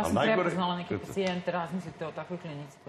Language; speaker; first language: Serbian; native; Serbian